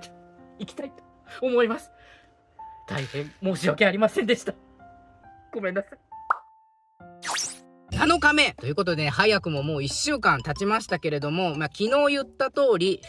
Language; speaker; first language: Japanese; native; Japanese